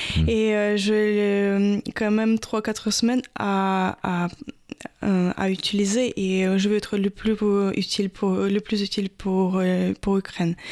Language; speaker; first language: French; non-native, fluent; Russian